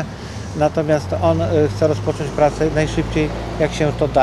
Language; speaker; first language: Polish; native; Polish